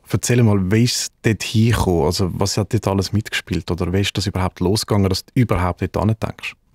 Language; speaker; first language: German; native; German